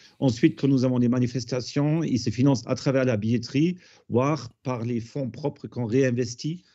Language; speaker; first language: French; non-native, fluent; German